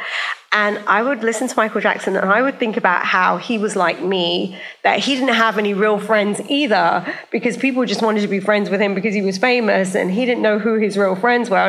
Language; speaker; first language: English; native; English